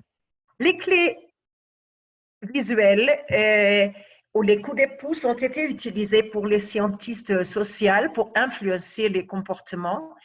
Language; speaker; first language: French; non-native, fluent; Spanish